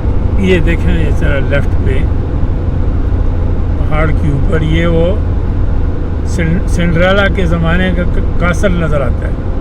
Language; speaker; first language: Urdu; non-native, local second language; Punjabi